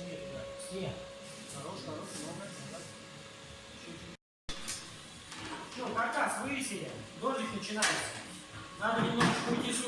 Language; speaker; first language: Russian; native; Russian